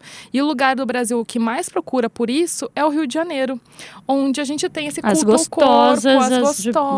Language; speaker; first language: Portuguese; native; Portuguese